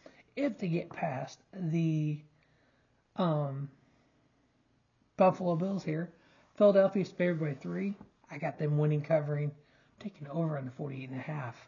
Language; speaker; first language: English; native; English